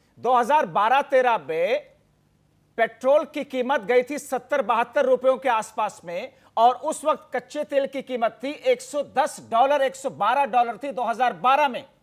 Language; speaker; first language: Hindi; native; Hindi